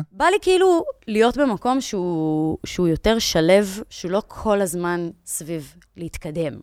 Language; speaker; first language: Hebrew; native; Hebrew